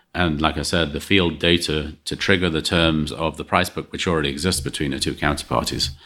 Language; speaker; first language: English; native; English